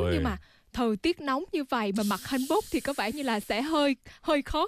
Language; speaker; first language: Vietnamese; native; Vietnamese